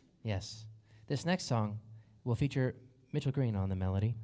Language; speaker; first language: English; native; English